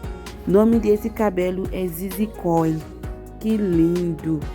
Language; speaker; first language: Portuguese; non-native, learner; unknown